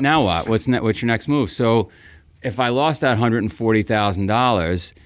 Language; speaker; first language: English; native; English